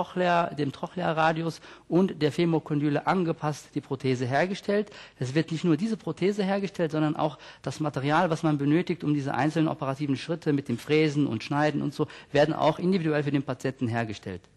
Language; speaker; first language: German; native; German